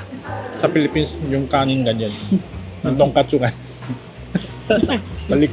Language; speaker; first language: Filipino; non-native, learner; Korean